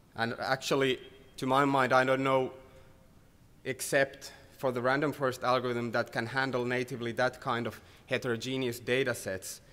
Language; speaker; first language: English; non-native, fluent; Finnish